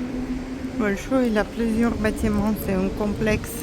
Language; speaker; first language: French; non-native, learner; Russian